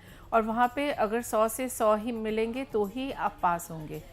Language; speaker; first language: Hindi; native; Hindi